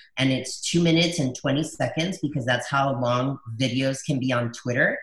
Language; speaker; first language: English; early bilingual, other home language; Spanish